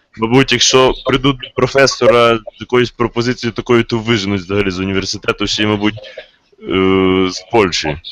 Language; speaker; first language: Ukrainian; native; Ukrainian